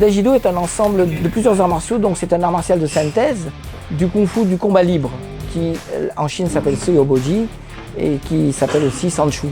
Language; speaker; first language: French; early bilingual, other home language; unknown